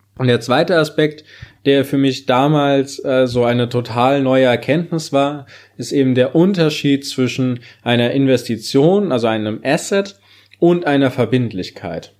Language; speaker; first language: German; native; German